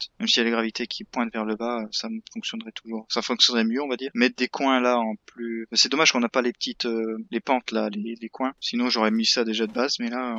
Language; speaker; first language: French; native; French